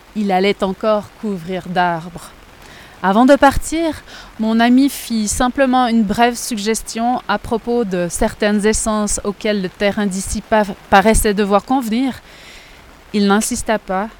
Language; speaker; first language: French; native; French